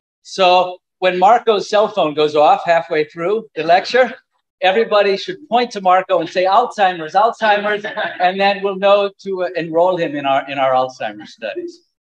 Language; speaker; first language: English; native; English